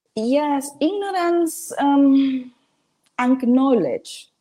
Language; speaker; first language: English; non-native, learner; Spanish